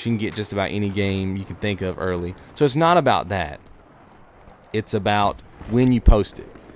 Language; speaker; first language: English; native; English